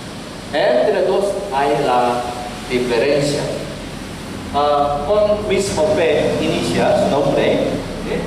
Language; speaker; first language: Spanish; non-native, learner; Korean